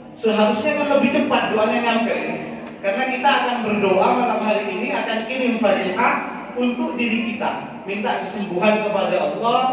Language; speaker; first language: Indonesian; non-native, local second language; Madurese